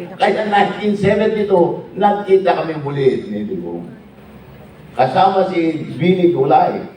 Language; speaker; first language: Filipino; non-native, local second language; Iloko